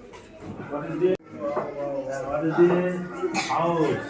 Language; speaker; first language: English; non-native, local second language; Bodo